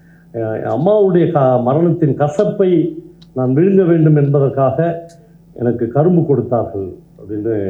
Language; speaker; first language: Tamil; native; Tamil